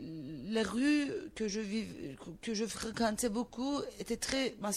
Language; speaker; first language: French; non-native, fluent; Turkish